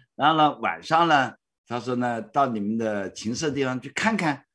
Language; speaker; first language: Chinese; native; Chinese